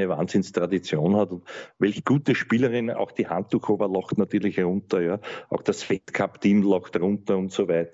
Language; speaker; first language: German; native; German